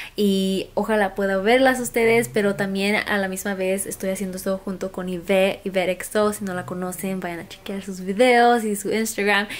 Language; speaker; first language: Spanish; early bilingual, heritage; Spanish